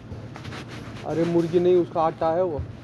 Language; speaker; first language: Hindi; non-native, local second language; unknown